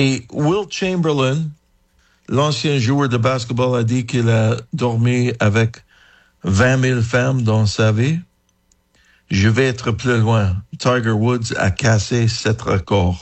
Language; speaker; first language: French; non-native, learner; English